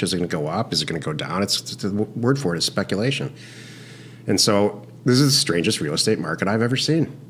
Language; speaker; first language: English; native; English